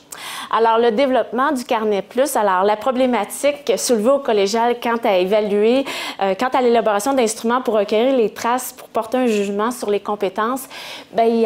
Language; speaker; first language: French; native; French